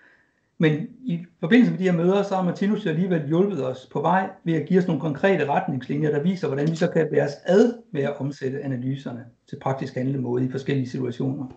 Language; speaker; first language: Danish; native; Danish